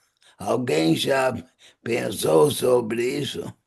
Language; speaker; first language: Portuguese; non-native, fluent; English